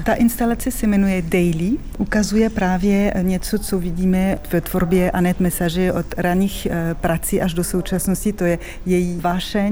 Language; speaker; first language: Czech; non-native, fluent; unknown